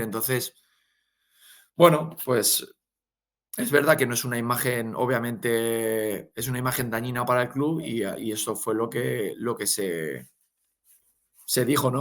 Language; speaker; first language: Spanish; native; Spanish